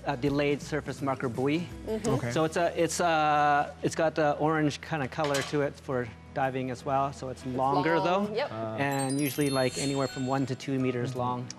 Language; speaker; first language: English; native; English